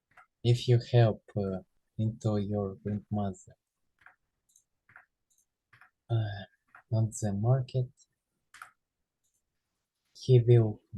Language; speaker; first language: English; non-native, learner; Ukrainian